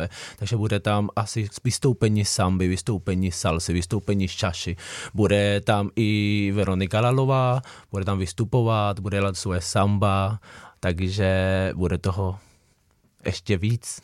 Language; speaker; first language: Czech; non-native, fluent; Spanish